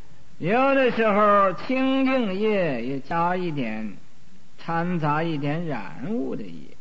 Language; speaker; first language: Chinese; native; Chinese